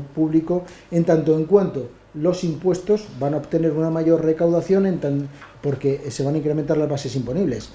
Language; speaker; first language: Spanish; native; Spanish